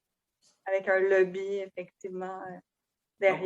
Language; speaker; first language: French; native; French